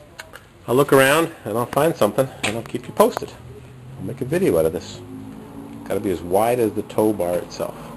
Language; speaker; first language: English; native; English